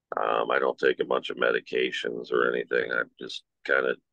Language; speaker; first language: English; native; English